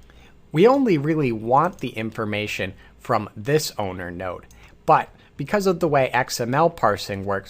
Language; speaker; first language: English; native; English